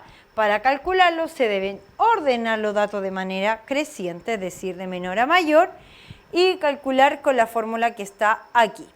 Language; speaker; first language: Spanish; native; Spanish